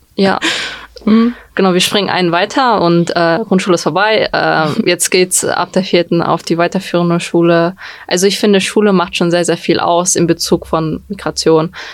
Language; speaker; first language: German; early bilingual, other home language; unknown